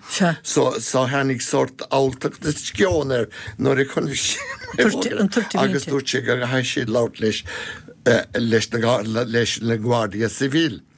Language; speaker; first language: Irish; non-native, local second language; English